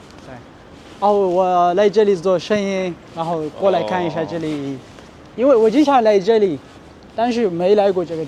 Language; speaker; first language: Chinese; non-native, fluent; Amharic